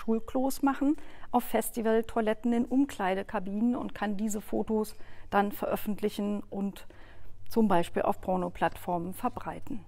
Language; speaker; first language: German; native; German